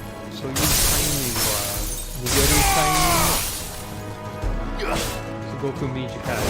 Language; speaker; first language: Japanese; non-native, learner; English